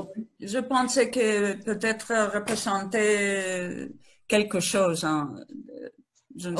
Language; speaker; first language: French; non-native, learner; Spanish